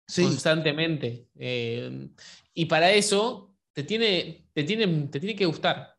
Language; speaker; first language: Spanish; native; Spanish